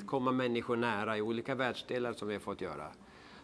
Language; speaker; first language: Swedish; native; Swedish